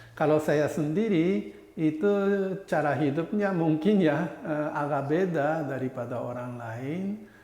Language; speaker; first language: Indonesian; non-native, fluent; Japanese